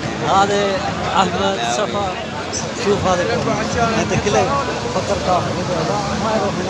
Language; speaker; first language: Arabic; non-native, learner; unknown